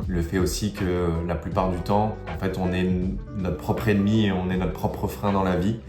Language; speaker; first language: French; native; French